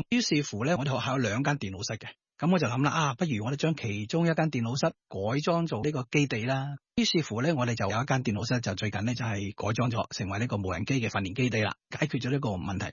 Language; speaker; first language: Cantonese; native; Cantonese